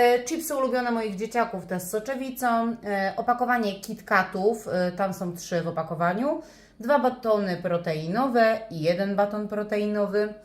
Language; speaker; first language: Polish; native; Polish